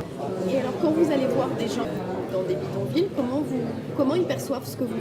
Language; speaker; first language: French; native; French